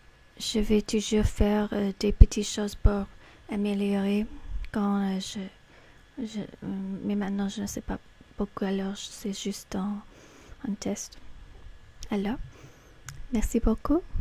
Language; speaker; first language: French; non-native, fluent; English